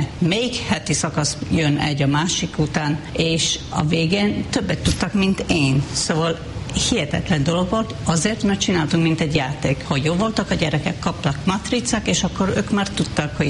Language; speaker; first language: Hungarian; non-native, fluent; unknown